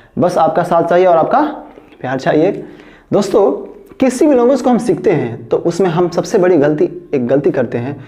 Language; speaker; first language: Hindi; native; Hindi